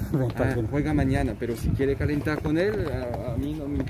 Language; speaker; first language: Spanish; native; Spanish